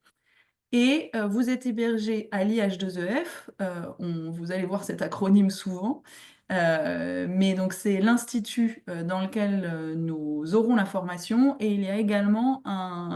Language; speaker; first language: French; native; French